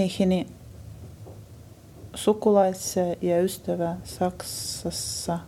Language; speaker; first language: Finnish; non-native, learner; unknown